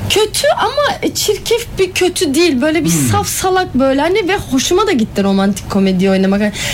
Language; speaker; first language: Turkish; early bilingual, heritage; Turkish